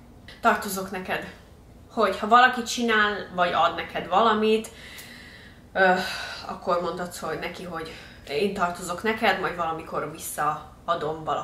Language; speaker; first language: Hungarian; early bilingual, heritage; English